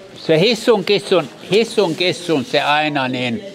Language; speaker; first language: Finnish; early bilingual, other home language; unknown